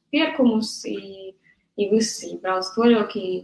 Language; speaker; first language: Latvian; native; Latvian